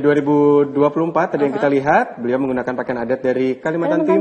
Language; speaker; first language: Indonesian; native; Indonesian